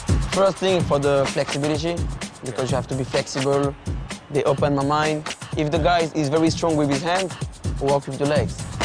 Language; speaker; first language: English; non-native, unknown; French